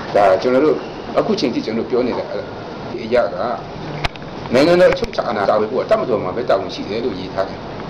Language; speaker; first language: Burmese; non-native, local second language; Kachin